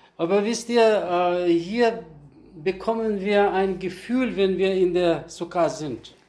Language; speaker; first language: German; early bilingual, heritage; German